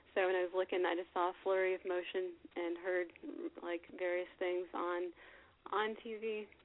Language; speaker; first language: English; native; English